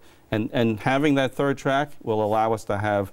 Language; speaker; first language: English; native; English